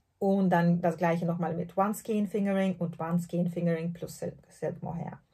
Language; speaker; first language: German; non-native, fluent; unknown